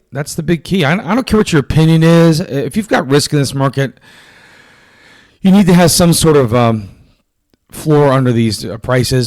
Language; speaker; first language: English; native; English